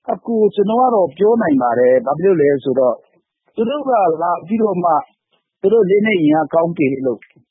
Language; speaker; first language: Burmese; non-native, local second language; Hakha Chin